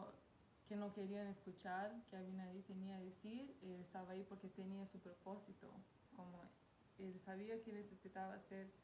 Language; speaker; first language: Spanish; non-native, fluent; Portuguese